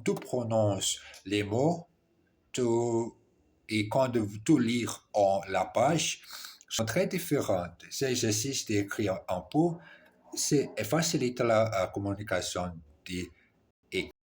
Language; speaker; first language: French; non-native, learner; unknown